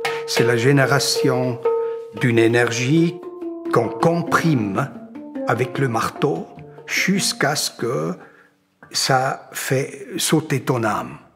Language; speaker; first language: French; non-native, local second language; German